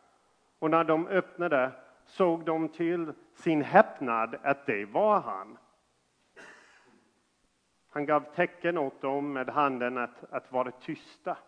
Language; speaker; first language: Swedish; non-native, fluent; English